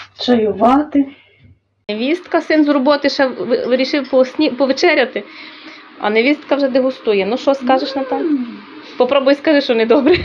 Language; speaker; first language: Ukrainian; native; Ukrainian